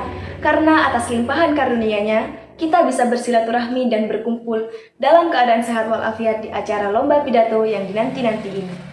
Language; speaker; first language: Indonesian; native; Indonesian